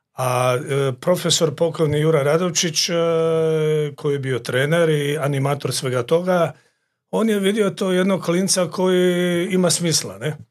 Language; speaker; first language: Croatian; native; Croatian